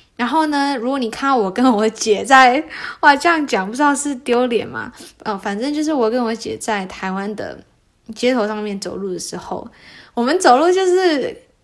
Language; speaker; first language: Chinese; early bilingual, heritage; Chinese